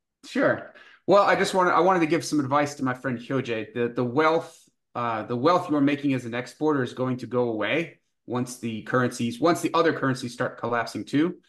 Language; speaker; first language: English; native; English